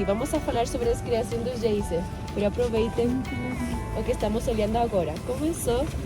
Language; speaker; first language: Portuguese; non-native, fluent; Spanish